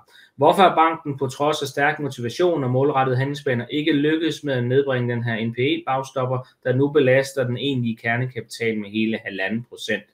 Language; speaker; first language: Danish; native; Danish